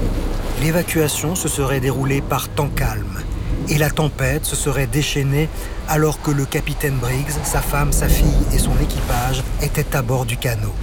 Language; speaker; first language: French; native; French